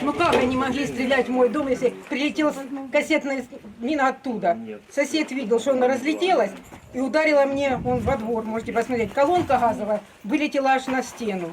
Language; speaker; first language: Russian; native; Russian